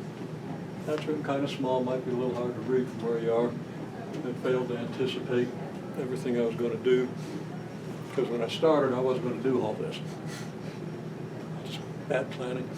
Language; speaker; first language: English; native; English